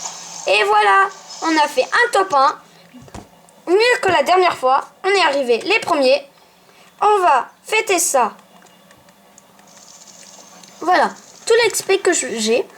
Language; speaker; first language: French; native; French